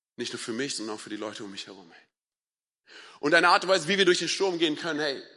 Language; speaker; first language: German; native; German